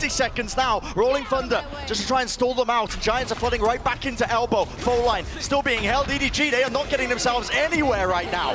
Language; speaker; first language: English; native; English